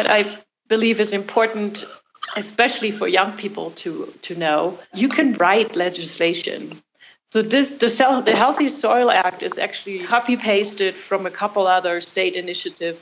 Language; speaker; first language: English; non-native, fluent; German